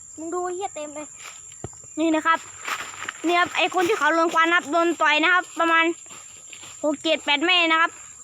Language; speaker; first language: Thai; native; Thai